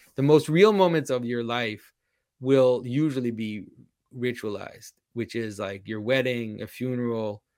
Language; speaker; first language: English; non-native, fluent; French